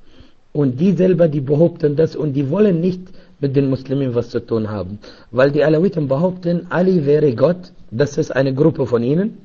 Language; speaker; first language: German; non-native, fluent; Arabic